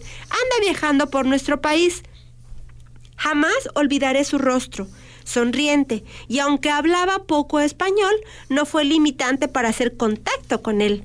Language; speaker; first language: Spanish; native; Spanish